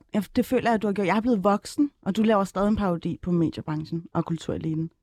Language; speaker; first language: Danish; early bilingual, other home language; Turkish